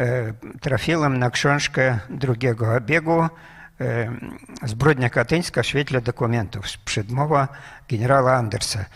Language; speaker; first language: Polish; non-native, fluent; Russian